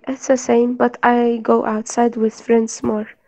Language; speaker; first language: English; non-native, fluent; Arabic